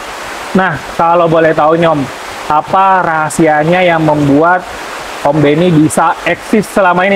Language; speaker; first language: Indonesian; native; Indonesian